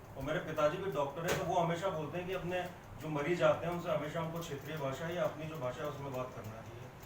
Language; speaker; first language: Hindi; native; Hindi